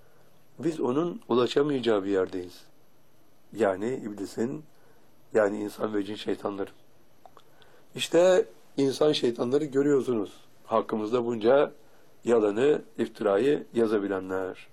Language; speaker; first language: Turkish; native; Turkish